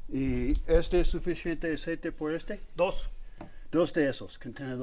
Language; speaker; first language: Spanish; non-native, learner; English